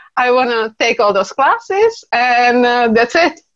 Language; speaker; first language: English; non-native, fluent; Czech